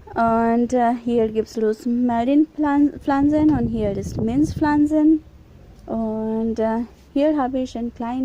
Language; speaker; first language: German; non-native, learner; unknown